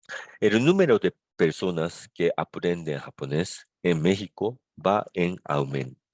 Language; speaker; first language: Spanish; non-native, fluent; Japanese